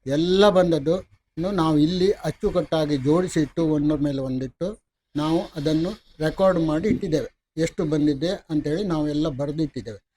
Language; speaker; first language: Kannada; non-native, local second language; Konkani